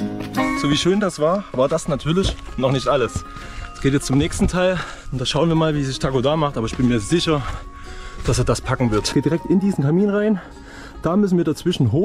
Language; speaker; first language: German; native; German